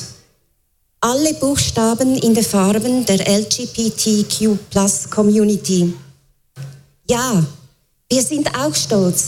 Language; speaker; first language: German; native; German